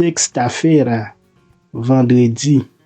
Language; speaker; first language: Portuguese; non-native, fluent; Haitian Creole